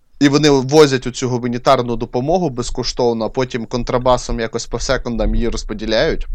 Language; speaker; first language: Ukrainian; non-native, local second language; Russian